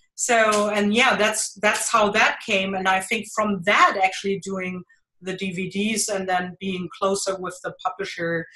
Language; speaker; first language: English; non-native, fluent; German